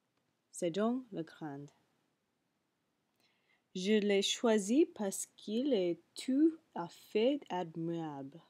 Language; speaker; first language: French; non-native, learner; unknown